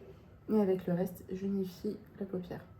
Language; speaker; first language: French; native; French